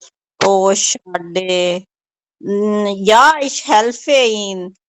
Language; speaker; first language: German; non-native, learner; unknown